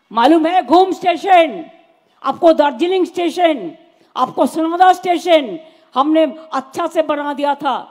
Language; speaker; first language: Hindi; non-native, local second language; Bangla